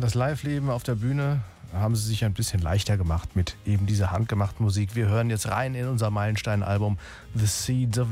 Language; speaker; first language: German; native; German